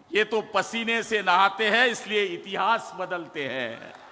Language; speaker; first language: Hindi; non-native, local second language; Marathi